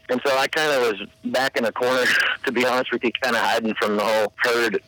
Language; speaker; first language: English; native; English